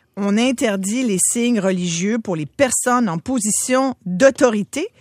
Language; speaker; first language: French; native; French